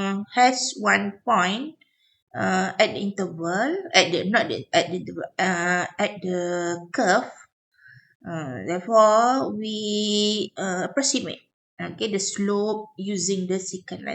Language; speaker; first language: English; non-native, local second language; Malay